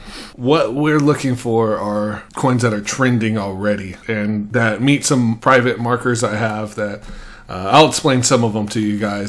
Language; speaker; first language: English; native; English